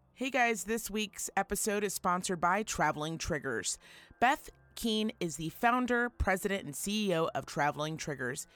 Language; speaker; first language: English; native; English